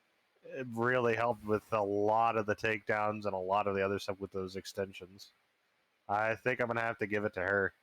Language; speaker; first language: English; native; English